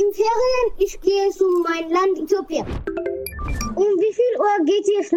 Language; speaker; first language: German; non-native, learner; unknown